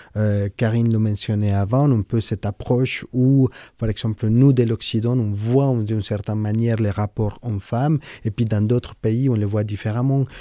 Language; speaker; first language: French; non-native, fluent; Spanish